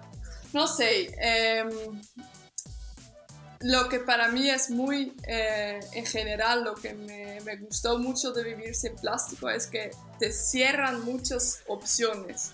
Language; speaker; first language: Spanish; non-native, fluent; Dutch